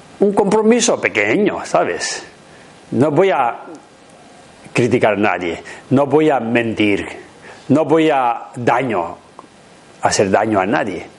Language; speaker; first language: Spanish; non-native, learner; Tibetan